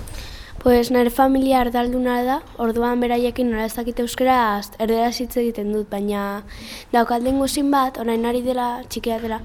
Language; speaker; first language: Basque; non-native, local second language; Spanish